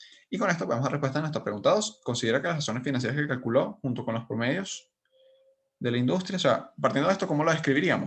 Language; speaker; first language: Spanish; native; Spanish